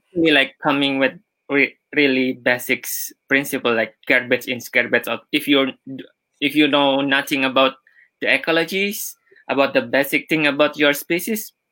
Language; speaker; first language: English; non-native, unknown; Indonesian